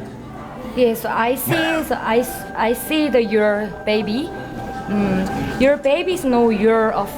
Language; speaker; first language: English; non-native, learner; Korean